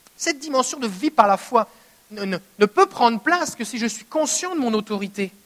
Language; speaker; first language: French; native; French